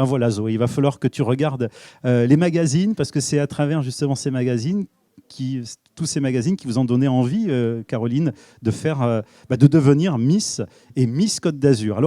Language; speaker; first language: French; native; French